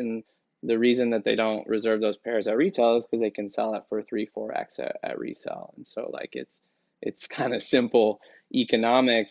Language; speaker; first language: English; native; English